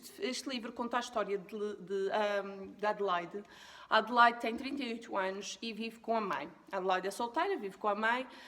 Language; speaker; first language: Portuguese; native; Portuguese